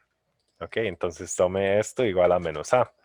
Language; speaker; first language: Spanish; native; Spanish